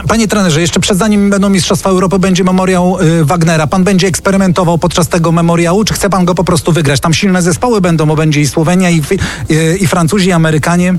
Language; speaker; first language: Polish; native; Polish